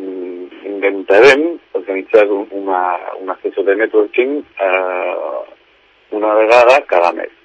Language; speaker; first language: Catalan; non-native, fluent; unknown